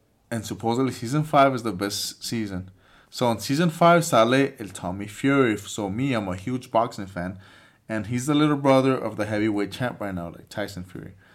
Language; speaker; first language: English; early bilingual, other home language; Spanish